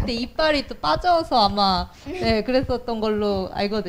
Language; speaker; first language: Korean; native; Korean